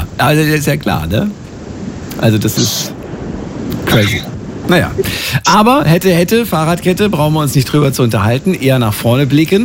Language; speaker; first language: German; native; German